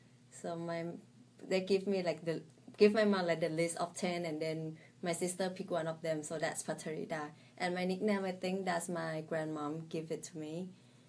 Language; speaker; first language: English; non-native, fluent; Thai